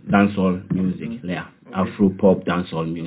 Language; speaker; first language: English; non-native, local second language; Akan